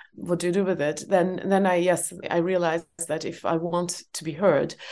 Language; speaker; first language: English; non-native, fluent; Estonian